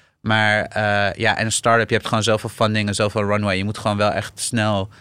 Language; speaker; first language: Dutch; early bilingual, other home language; Arabic